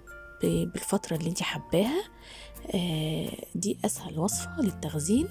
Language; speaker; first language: Arabic; native; Arabic